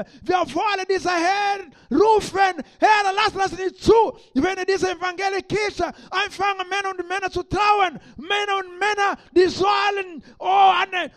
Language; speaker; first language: German; non-native, learner; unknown